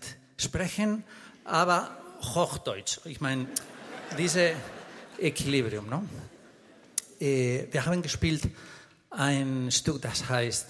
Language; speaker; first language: German; non-native, learner; Spanish